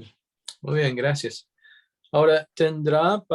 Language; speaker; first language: Spanish; non-native, fluent; English